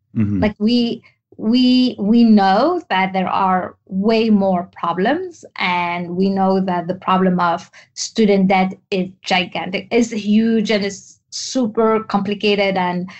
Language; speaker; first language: English; non-native, fluent; Arabic